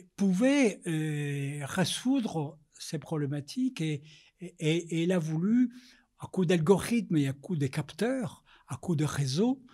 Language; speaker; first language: French; non-native, fluent; Spanish